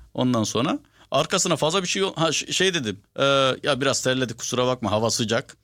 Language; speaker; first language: Turkish; early bilingual, heritage; Turkish